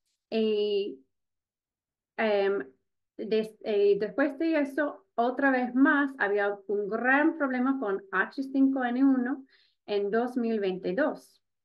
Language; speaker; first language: Spanish; non-native, fluent; English